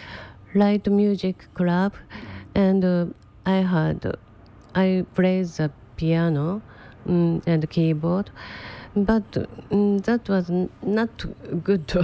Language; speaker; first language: English; non-native, learner; Japanese